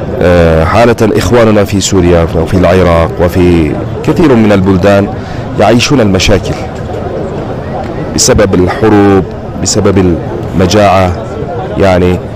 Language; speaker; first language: Arabic; non-native, fluent; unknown